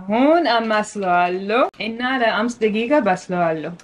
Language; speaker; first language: Amharic; non-native, learner; Arabic